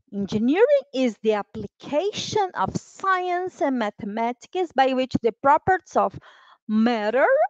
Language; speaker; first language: English; non-native, fluent; Portuguese